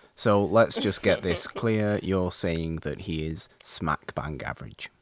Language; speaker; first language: English; native; English